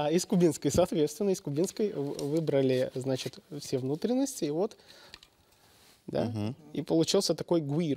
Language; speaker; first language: Russian; native; Russian